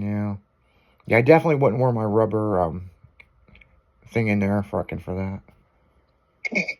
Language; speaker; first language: English; native; English